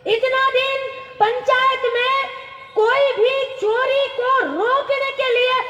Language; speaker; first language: Hindi; non-native, local second language; Bangla